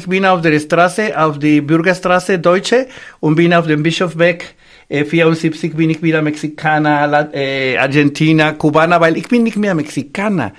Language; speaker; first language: German; non-native, fluent; Spanish